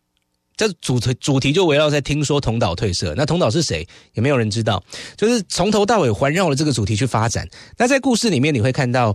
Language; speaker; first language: Chinese; native; Chinese